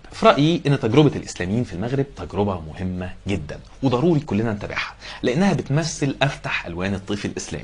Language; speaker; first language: Arabic; native; Arabic